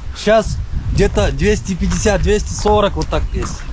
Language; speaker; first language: Russian; non-native, local second language; Kyrgyz